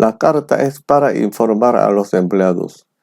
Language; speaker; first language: Spanish; non-native, fluent; Korean